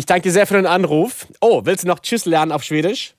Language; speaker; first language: German; native; German